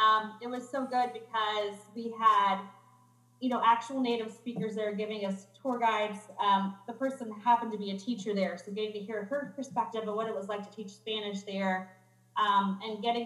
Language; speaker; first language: English; native; English